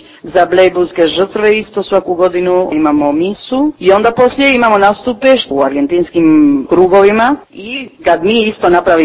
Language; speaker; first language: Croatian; early bilingual, heritage; Croatian